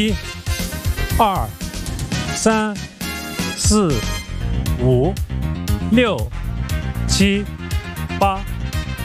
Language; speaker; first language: Chinese; native; Chinese